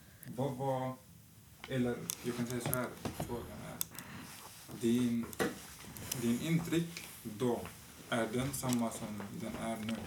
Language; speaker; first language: Swedish; non-native, fluent; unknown